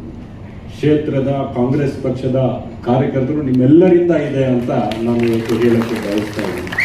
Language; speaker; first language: Kannada; native; Kannada